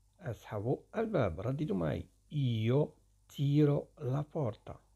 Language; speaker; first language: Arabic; native; Arabic